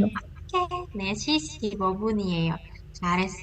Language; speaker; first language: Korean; non-native, fluent; Indonesian